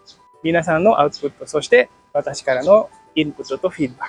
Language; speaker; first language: Japanese; non-native, fluent; Indonesian